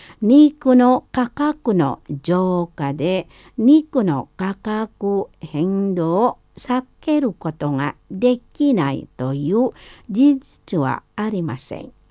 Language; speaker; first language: Japanese; non-native, learner; Indonesian